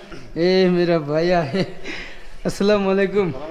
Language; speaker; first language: Hindi; non-native, learner; Bangla